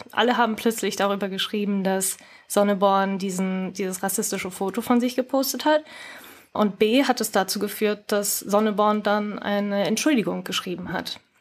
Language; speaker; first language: German; early bilingual, other home language; Japanese